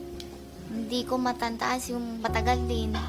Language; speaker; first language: Filipino; non-native, learner; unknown